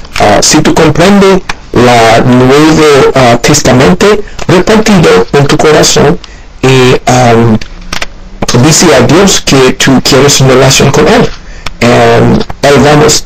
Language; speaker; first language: Spanish; non-native, learner; Haitian Creole